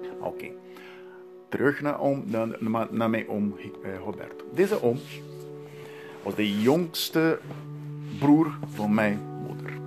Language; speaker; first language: Dutch; non-native, learner; Portuguese